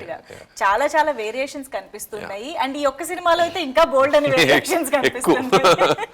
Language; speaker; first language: Telugu; native; Telugu